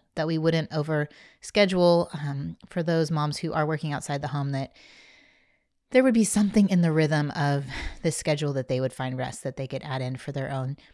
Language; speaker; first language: English; native; English